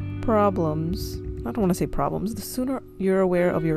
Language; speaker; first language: English; native; English